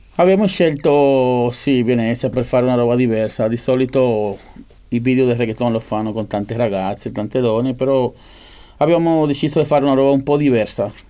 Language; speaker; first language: Italian; non-native, fluent; Spanish